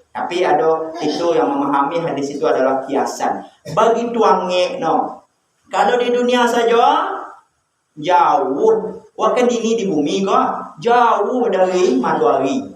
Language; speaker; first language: Malay; non-native, local second language; Minangkabau